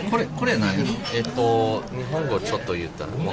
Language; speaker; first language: Japanese; non-native, learner; English